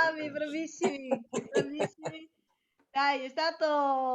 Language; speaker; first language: Italian; native; Italian